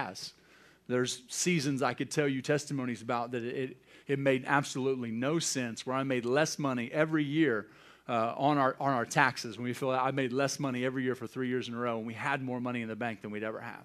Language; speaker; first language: English; native; English